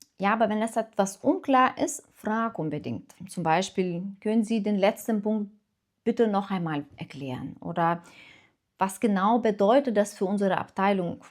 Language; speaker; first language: German; non-native, fluent; Lithuanian